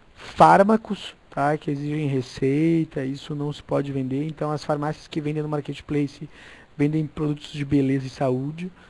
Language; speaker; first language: Portuguese; native; Portuguese